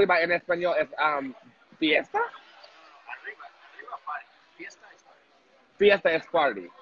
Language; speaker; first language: Spanish; non-native, learner; English